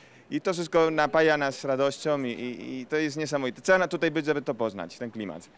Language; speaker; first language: Polish; early bilingual, heritage; Polish